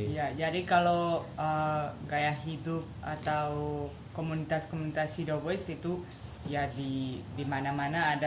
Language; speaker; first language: Indonesian; non-native, fluent; Spanish